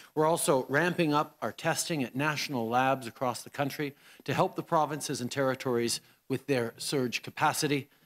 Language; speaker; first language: English; native; English